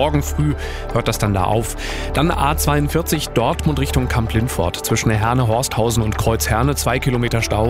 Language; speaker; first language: German; native; German